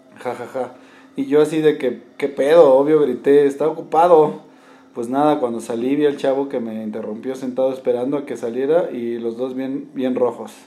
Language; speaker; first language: Spanish; native; Spanish